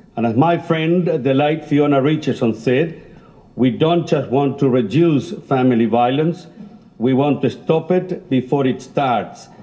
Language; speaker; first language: English; non-native, fluent; Spanish